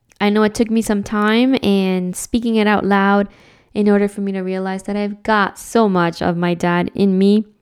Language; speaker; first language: English; early bilingual, other home language; Spanish